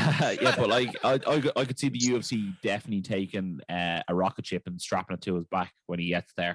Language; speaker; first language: English; native; English